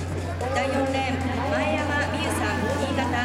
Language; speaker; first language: Japanese; native; Japanese